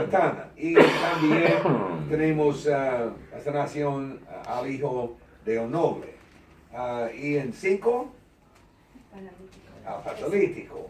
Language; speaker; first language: Spanish; non-native, learner; English